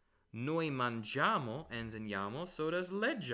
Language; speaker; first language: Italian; non-native, fluent; English